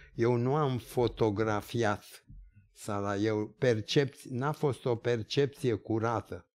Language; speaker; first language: Romanian; early bilingual, other home language; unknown